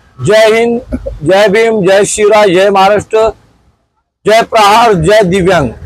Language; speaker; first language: Hindi; non-native, local second language; Urdu